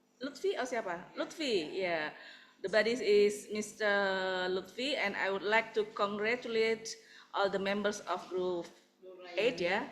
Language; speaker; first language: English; non-native, fluent; Indonesian